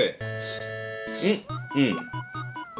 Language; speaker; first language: Chinese; non-native, learner; Japanese